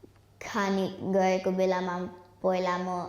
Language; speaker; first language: Nepali; early bilingual, heritage; Nepali